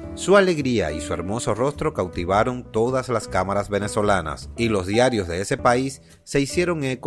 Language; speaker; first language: Spanish; native; Spanish